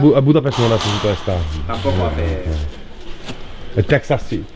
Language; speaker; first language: Spanish; non-native, learner; Hungarian